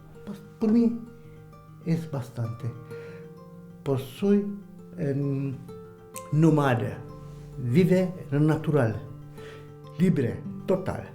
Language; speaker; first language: Spanish; non-native, learner; Hungarian